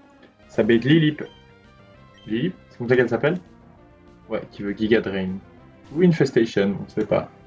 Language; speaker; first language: French; native; French